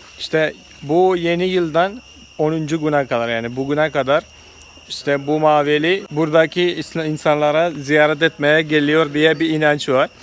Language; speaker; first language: Turkish; non-native, fluent; Malayalam